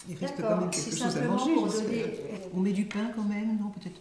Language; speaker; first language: French; native; French